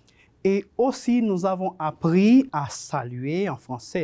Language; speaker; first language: French; non-native, fluent; Spanish